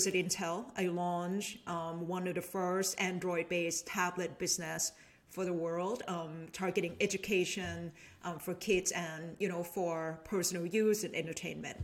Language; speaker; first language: English; non-native, fluent; Thai